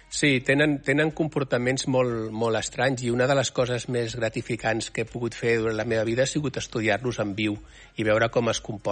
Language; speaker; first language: Catalan; native; Catalan